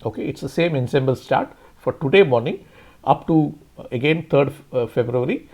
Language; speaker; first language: English; non-native, local second language; Tamil